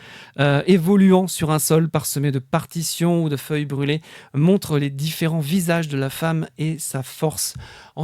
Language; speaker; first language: French; native; French